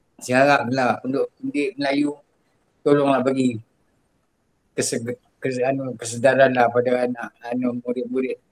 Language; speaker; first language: Malay; non-native, local second language; Javanese